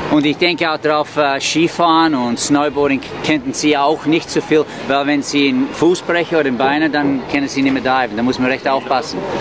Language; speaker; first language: German; non-native, learner; English